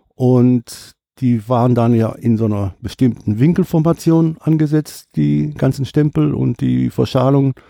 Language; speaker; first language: German; native; German